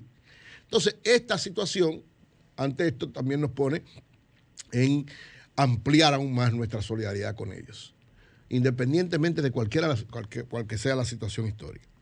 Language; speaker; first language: Spanish; native; Spanish